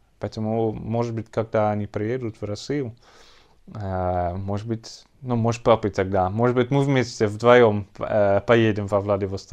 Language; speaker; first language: Russian; non-native, learner; Dutch